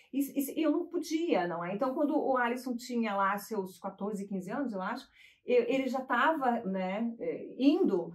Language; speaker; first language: Portuguese; native; Portuguese